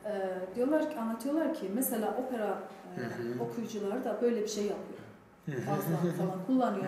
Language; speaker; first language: Turkish; non-native, fluent; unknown